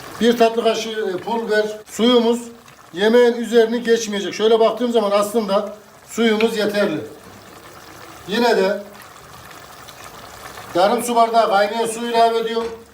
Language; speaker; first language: Turkish; native; Turkish